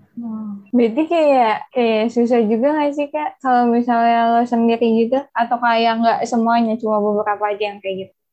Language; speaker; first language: Indonesian; native; Indonesian